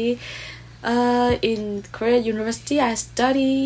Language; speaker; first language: English; non-native, learner; Vietnamese